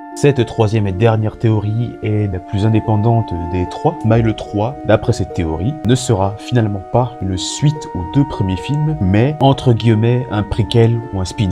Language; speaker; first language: French; native; French